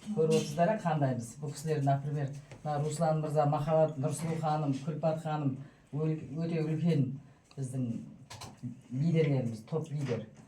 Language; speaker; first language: Kazakh; non-native, local second language; Russian